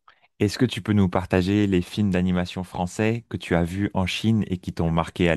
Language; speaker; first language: French; native; French